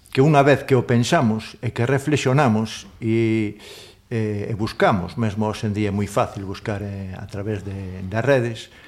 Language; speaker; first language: Galician; non-native, local second language; Spanish